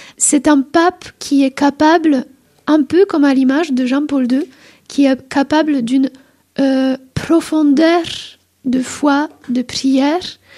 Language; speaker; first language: French; non-native, fluent; Polish